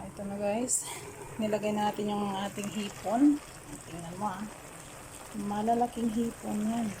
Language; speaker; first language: Filipino; non-native, local second language; Cebuano